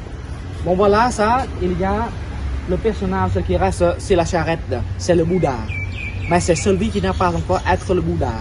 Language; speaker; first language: French; non-native, fluent; Khmer